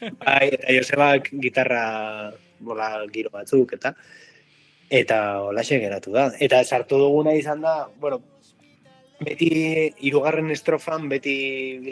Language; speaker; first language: Basque; native; Basque